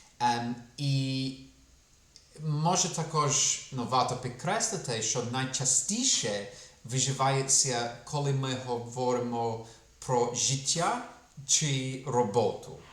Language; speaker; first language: Ukrainian; non-native, fluent; English